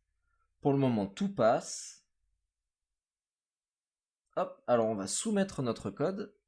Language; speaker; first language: French; native; French